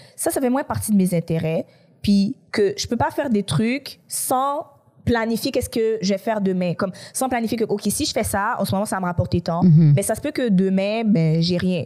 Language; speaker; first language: French; native; French